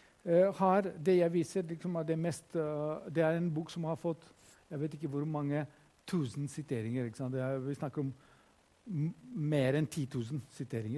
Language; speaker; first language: Norwegian; non-native, fluent; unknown